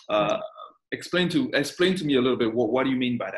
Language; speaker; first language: English; non-native, fluent; French